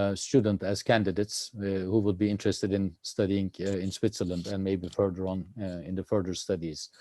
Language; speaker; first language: English; non-native, fluent; Turkish